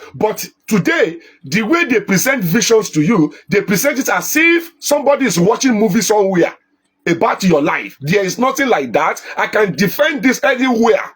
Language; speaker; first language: English; non-native, local second language; Yoruba